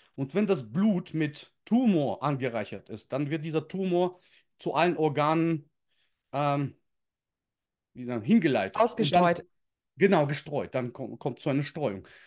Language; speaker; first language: German; early bilingual, other home language; Russian